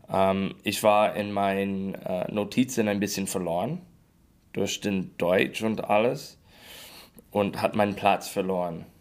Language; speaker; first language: German; non-native, learner; English